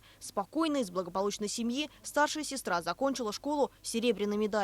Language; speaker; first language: Russian; native; Russian